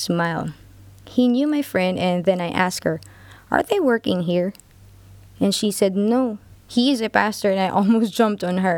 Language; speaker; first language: English; non-native, local second language; Filipino